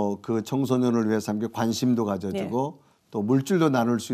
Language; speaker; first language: Korean; native; Korean